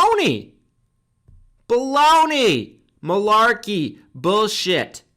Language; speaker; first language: English; native; English